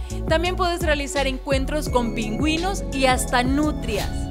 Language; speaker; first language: Spanish; native; Spanish